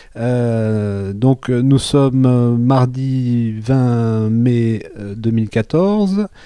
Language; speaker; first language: French; native; French